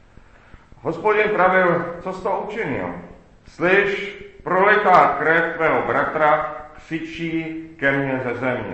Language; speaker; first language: Czech; native; Czech